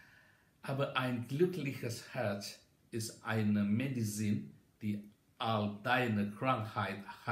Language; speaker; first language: German; non-native, learner; Indonesian